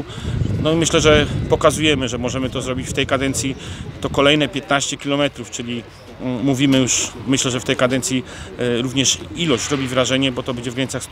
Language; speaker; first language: Polish; native; Polish